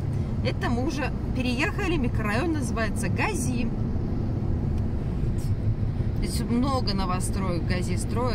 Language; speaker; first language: Russian; native; Russian